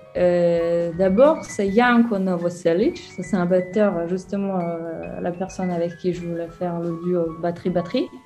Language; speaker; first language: French; non-native, learner; Croatian